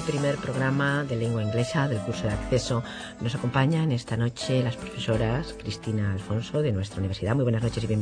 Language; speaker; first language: Spanish; native; Spanish